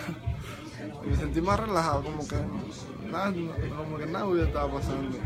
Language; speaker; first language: Spanish; non-native, local second language; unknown